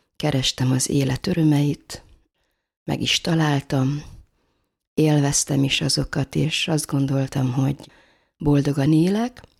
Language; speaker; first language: Hungarian; native; Hungarian